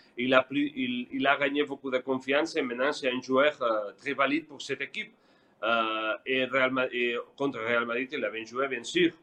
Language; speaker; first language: French; non-native, learner; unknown